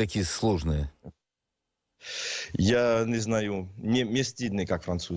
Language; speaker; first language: Russian; non-native, learner; French